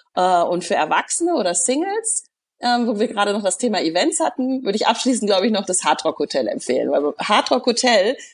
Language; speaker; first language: German; native; German